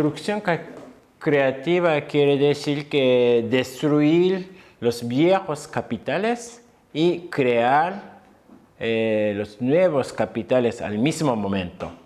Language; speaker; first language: Spanish; non-native, fluent; Japanese